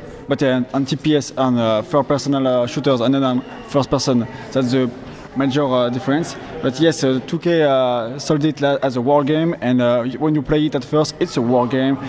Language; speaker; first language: English; non-native, fluent; French